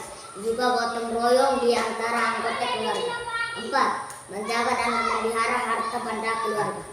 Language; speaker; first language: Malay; non-native, local second language; Tetum